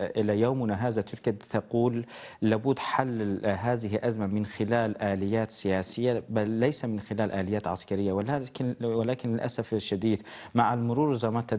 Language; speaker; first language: Arabic; non-native, fluent; Turkish